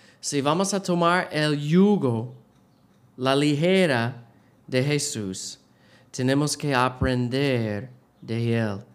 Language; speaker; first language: Spanish; non-native, learner; English